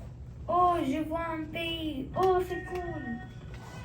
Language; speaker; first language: French; non-native, learner; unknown